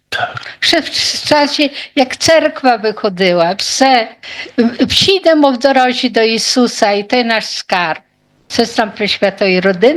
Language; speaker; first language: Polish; non-native, local second language; Ukrainian